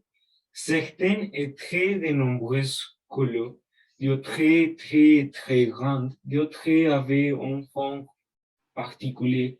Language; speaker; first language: French; non-native, learner; Spanish